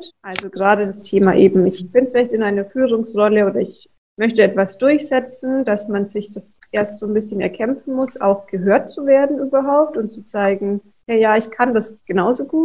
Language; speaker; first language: German; native; German